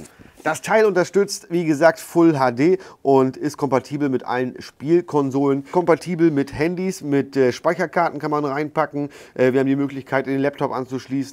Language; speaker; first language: German; native; German